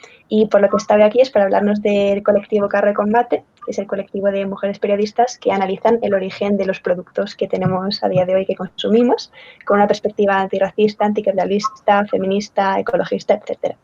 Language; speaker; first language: Spanish; native; Spanish